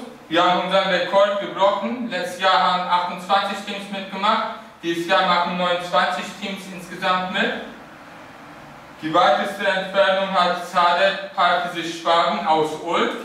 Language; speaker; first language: German; early bilingual, other home language; Turkish